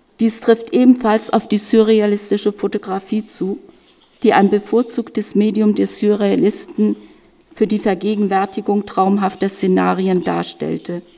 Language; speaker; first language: German; native; German